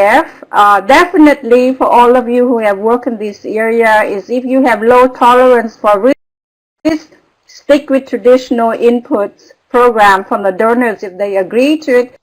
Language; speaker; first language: English; non-native, fluent; Vietnamese